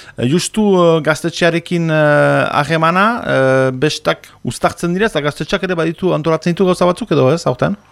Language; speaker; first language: Basque; native; Basque